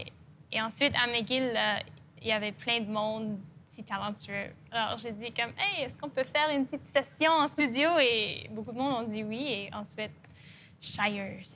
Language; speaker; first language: French; non-native, local second language; English